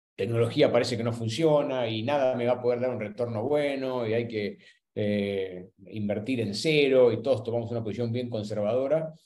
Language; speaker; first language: Spanish; native; Spanish